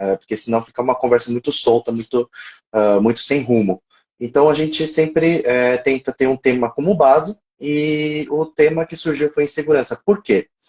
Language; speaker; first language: Portuguese; early bilingual, other home language; Japanese